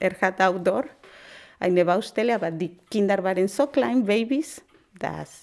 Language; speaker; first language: German; non-native, learner; Spanish